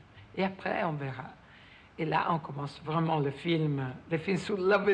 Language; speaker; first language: French; non-native, fluent; Italian